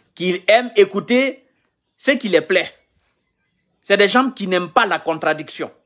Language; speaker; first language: French; non-native, local second language; Mandingo